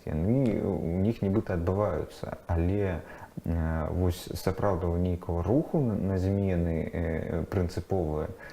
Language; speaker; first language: Belarusian; non-native, fluent; Russian